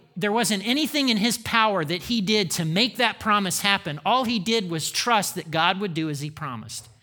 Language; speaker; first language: English; native; English